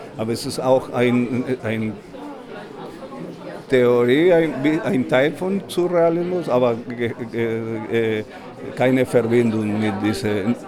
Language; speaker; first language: German; non-native, learner; Spanish